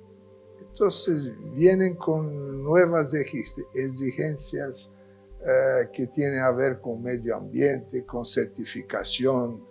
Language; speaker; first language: Spanish; non-native, fluent; Portuguese